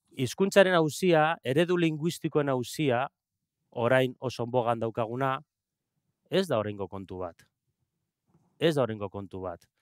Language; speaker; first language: Basque; non-native, local second language; Spanish